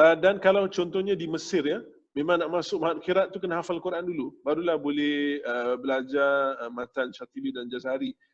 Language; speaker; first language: Malay; native; Malay